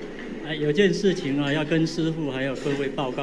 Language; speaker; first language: Chinese; native; Chinese